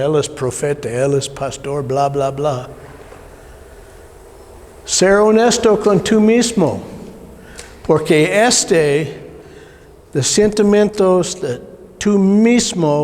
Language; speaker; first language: Spanish; non-native, learner; English